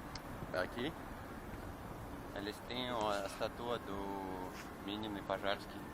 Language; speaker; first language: Portuguese; non-native, fluent; Russian